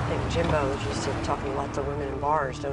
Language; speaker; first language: English; native; English